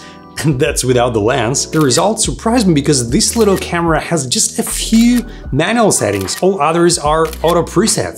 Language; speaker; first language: English; non-native, fluent; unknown